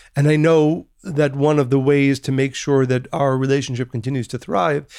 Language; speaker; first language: English; early bilingual, other home language; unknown